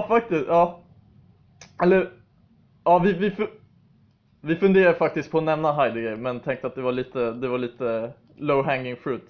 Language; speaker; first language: Swedish; native; Swedish